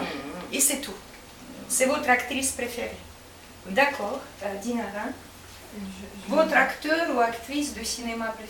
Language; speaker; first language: French; non-native, fluent; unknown